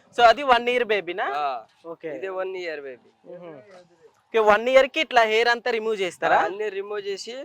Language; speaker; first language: Telugu; non-native, local second language; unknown